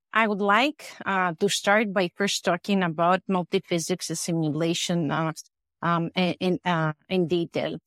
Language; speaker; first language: English; non-native, fluent; Greek